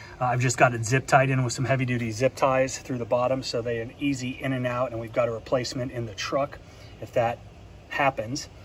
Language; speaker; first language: English; native; English